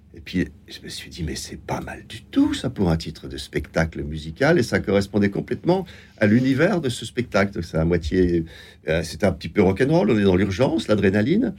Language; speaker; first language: French; native; French